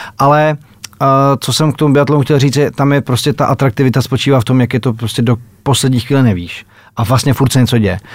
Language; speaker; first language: Czech; native; Czech